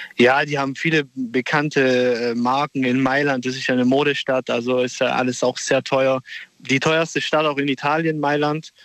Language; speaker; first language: German; early bilingual, other home language; Italian